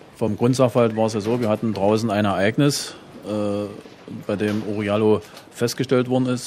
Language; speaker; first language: German; native; German